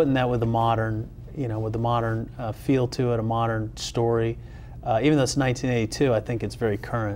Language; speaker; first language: English; native; English